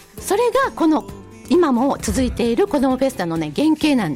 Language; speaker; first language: Japanese; native; Japanese